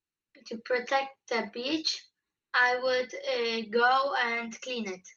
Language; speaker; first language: English; non-native, fluent; Polish